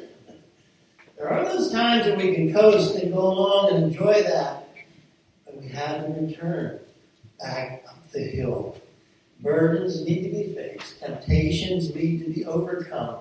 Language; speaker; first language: English; native; English